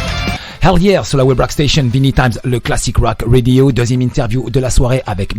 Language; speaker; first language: French; native; French